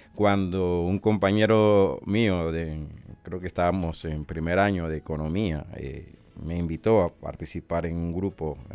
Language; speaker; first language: Spanish; native; Spanish